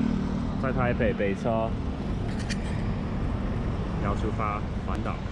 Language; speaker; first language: Chinese; non-native, fluent; English